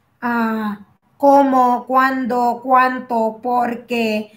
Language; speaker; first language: Spanish; non-native, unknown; Filipino